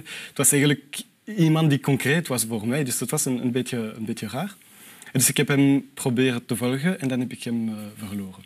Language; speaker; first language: Dutch; non-native, local second language; French